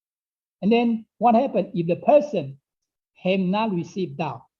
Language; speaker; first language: English; non-native, fluent; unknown